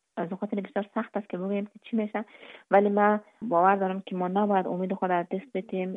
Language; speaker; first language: Persian; native; Persian